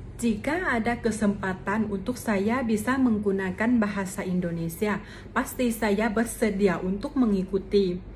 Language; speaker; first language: Indonesian; non-native, fluent; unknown